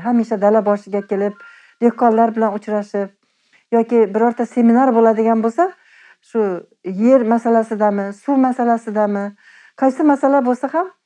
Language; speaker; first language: Uzbek; native; Uzbek